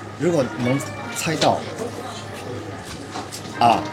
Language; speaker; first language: Chinese; early bilingual, heritage; Chinese